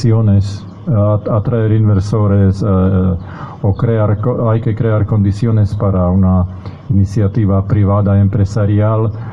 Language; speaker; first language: Spanish; non-native, fluent; Slovak